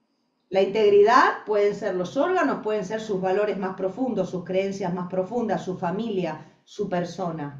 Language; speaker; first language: Spanish; native; Spanish